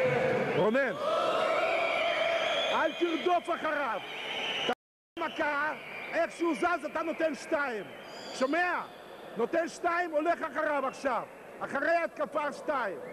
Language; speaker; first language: Hebrew; non-native, fluent; Russian